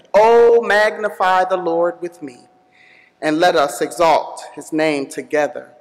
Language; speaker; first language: English; native; English